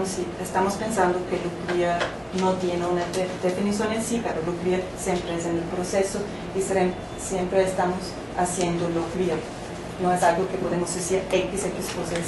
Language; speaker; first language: Spanish; non-native, fluent; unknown